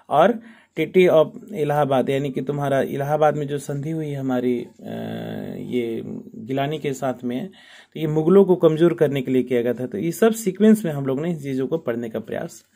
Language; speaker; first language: Hindi; native; Hindi